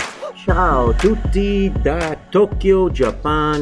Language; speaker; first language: Italian; non-native, fluent; English